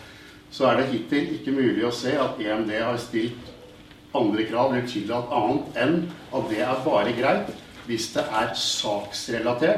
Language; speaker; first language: Norwegian; native; Norwegian